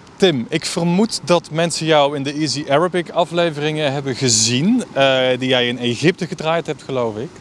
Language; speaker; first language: Dutch; native; Dutch